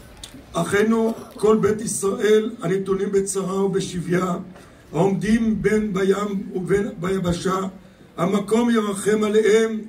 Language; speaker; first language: Hebrew; native; Hebrew